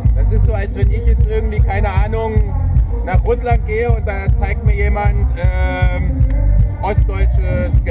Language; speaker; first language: German; native; German